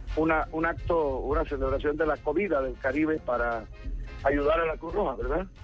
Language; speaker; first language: Spanish; native; Spanish